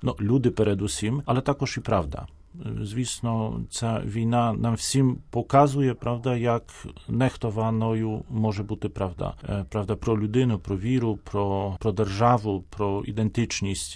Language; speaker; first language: Ukrainian; non-native, fluent; Polish